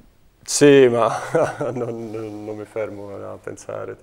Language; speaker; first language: Italian; non-native, fluent; Czech